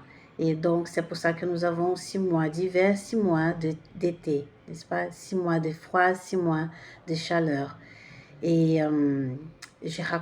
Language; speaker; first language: French; non-native, fluent; Portuguese